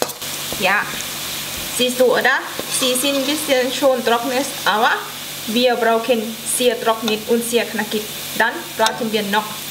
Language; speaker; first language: German; non-native, learner; Thai